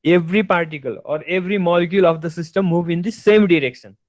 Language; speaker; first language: English; non-native, local second language; Nepali